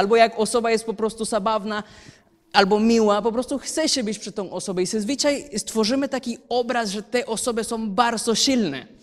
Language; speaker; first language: Polish; non-native, fluent; Spanish